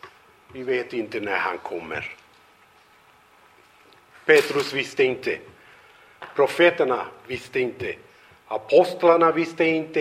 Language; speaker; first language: Swedish; non-native, fluent; Spanish